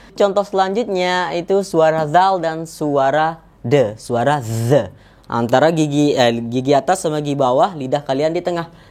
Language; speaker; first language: Indonesian; native; Indonesian